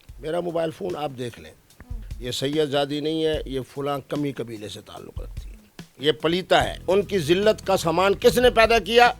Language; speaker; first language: Urdu; non-native, local second language; Saraiki